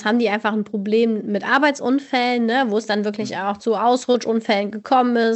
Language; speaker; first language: German; native; German